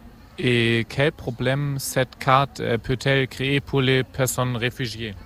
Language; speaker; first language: French; non-native, fluent; German